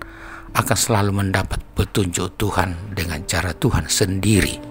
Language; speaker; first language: Indonesian; native; Indonesian